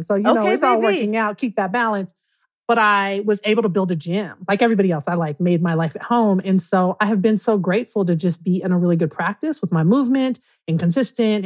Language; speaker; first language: English; native; English